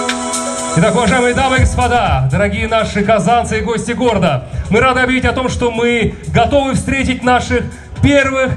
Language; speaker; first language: Russian; native; Russian